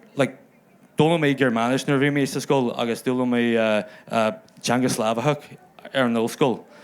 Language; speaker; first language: Irish; non-native, local second language; English